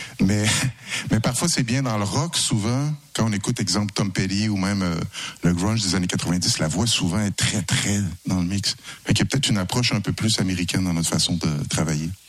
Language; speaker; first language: French; native; French